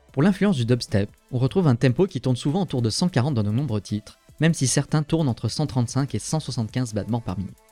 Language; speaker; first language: French; native; French